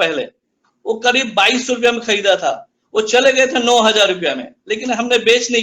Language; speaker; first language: Hindi; native; Hindi